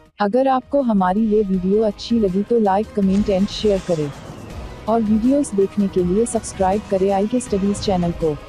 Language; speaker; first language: Hindi; native; Hindi